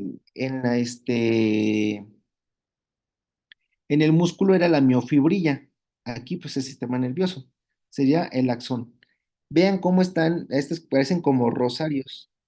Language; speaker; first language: Spanish; native; Spanish